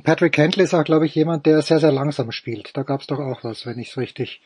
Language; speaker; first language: German; native; German